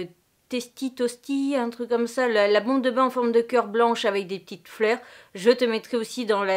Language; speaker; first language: French; native; French